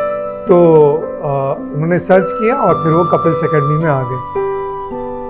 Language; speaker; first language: Hindi; native; Hindi